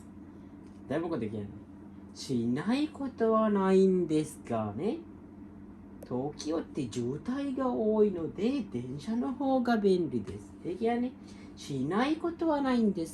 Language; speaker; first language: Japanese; non-native, fluent; Sinhala